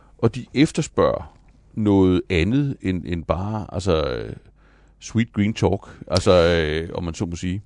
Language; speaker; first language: Danish; native; Danish